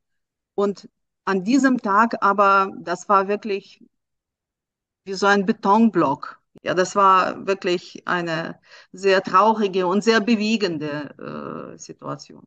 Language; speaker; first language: German; non-native, fluent; Russian